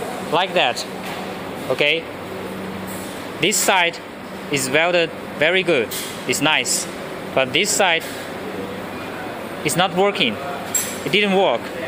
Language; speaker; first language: English; non-native, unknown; Chinese